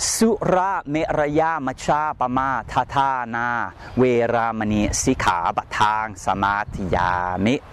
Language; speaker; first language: Thai; non-native, fluent; English